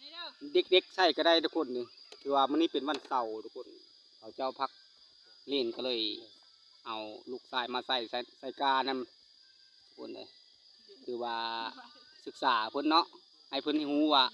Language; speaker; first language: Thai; non-native, local second language; Lao